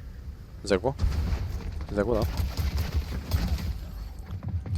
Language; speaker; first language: Bulgarian; native; Bulgarian